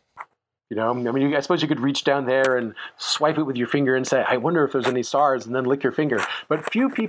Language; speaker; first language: English; native; English